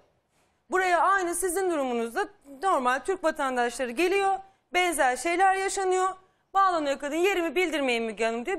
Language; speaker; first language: Turkish; native; Turkish